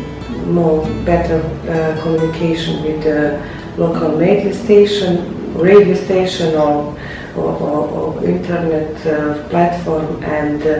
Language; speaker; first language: English; non-native, learner; Bosnian